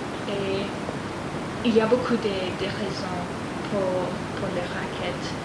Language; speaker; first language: French; non-native, learner; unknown